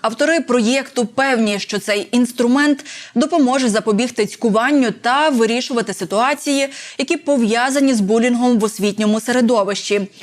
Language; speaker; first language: Ukrainian; native; Ukrainian